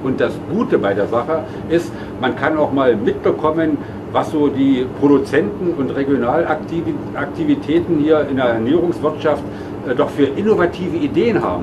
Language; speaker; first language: German; native; German